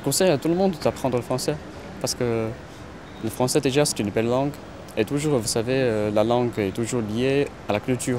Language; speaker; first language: French; non-native, fluent; Chinese